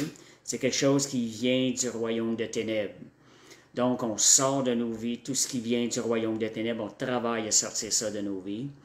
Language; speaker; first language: French; native; French